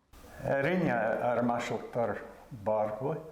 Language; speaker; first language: Kazakh; non-native, fluent; English